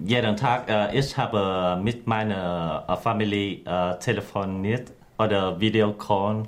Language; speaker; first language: German; non-native, learner; Vietnamese